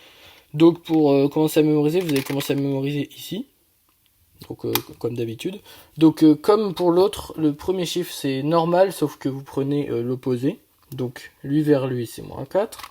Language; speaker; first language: French; native; French